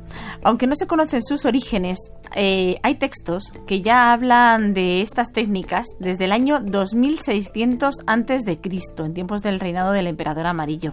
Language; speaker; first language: Spanish; native; Spanish